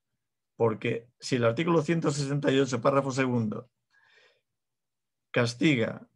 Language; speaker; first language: Spanish; native; Spanish